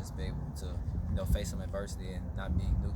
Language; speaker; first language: English; native; English